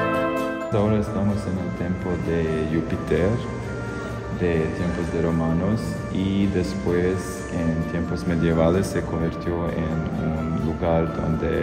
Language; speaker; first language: Spanish; non-native, learner; Croatian